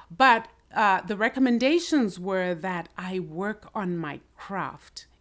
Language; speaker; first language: English; non-native, local second language; Shona